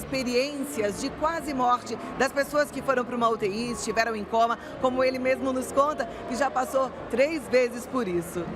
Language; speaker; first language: Portuguese; native; Portuguese